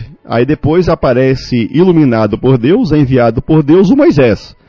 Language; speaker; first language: Portuguese; native; Portuguese